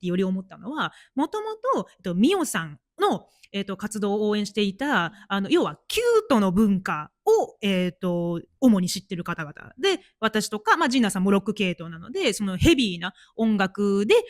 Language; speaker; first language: Japanese; native; Japanese